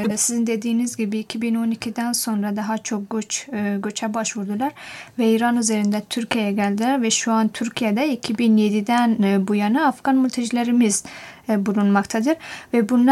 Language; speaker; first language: Turkish; non-native, fluent; Persian